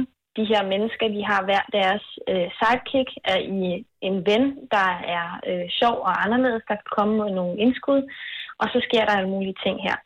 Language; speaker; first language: Danish; native; Danish